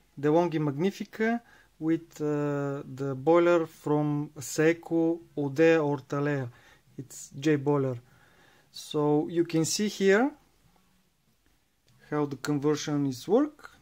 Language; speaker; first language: English; non-native, learner; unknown